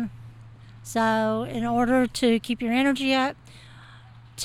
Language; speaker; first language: English; native; English